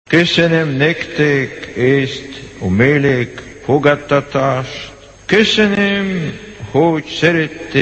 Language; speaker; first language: Hungarian; non-native, learner; Polish